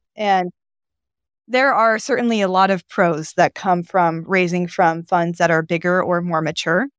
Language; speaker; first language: English; non-native, fluent; Japanese